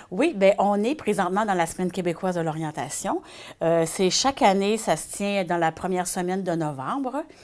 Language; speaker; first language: French; native; French